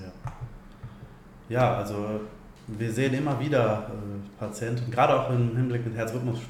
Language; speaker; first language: German; native; German